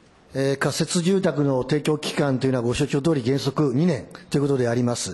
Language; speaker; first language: Japanese; native; Japanese